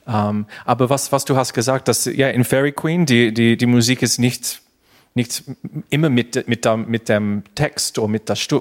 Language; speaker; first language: German; non-native, learner; English